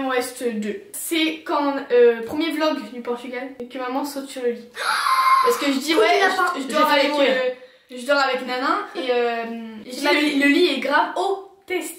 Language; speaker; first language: French; native; French